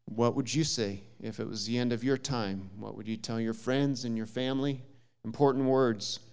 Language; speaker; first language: English; native; English